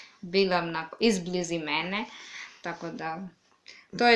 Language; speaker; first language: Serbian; non-native, learner; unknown